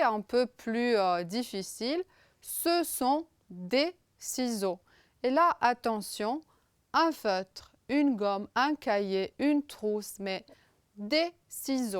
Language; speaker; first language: French; non-native, fluent; Romanian